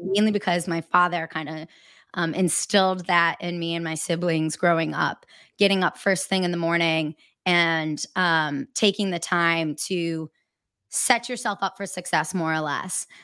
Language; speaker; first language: English; native; English